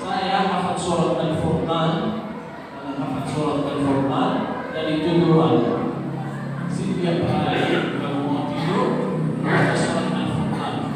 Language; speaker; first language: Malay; non-native, learner; Arabic